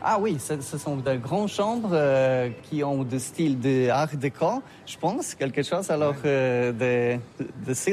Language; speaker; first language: French; non-native, learner; Polish